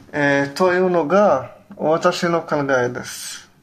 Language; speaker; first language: Japanese; non-native, learner; Hebrew